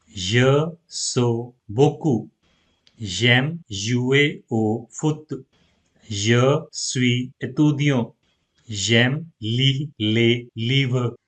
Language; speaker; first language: French; non-native, fluent; Hindi